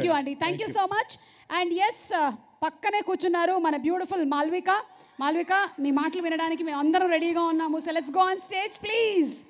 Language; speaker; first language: Telugu; native; Telugu